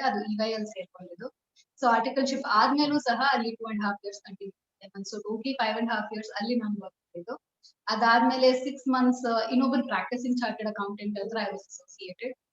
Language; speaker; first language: Kannada; non-native, local second language; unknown